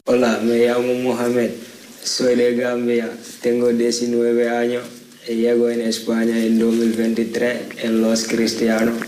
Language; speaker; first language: Spanish; non-native, learner; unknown